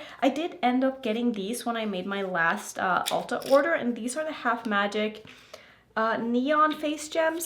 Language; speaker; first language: English; native; English